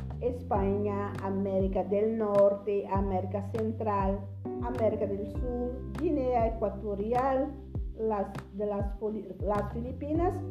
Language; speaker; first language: Spanish; non-native, learner; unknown